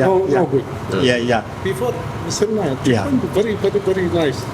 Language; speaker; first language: English; non-native, learner; Arabic